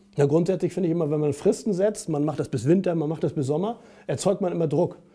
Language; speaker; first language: German; native; German